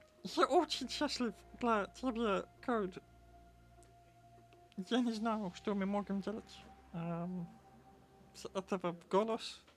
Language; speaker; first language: Russian; non-native, learner; English